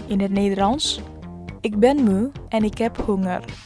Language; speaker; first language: Dutch; non-native, fluent; Indonesian